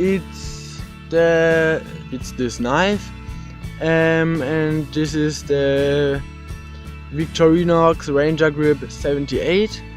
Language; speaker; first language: English; non-native, fluent; German